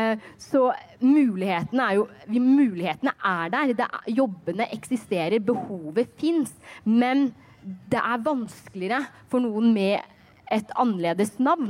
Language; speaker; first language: Norwegian; early bilingual, other home language; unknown